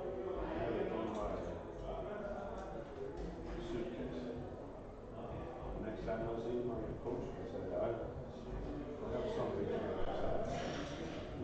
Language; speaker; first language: English; non-native, learner; Norwegian